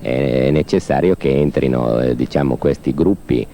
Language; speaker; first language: Italian; native; Italian